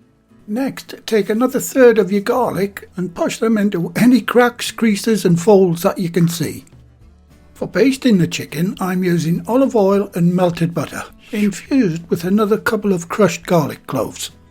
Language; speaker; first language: English; native; English